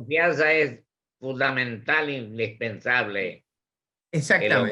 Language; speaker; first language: Spanish; native; Spanish